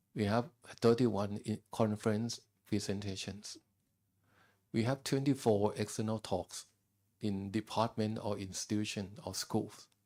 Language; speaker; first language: English; non-native, fluent; Thai